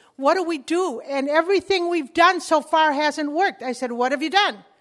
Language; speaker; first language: English; early bilingual, other home language; Spanish